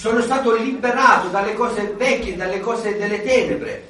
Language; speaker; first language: Italian; native; Italian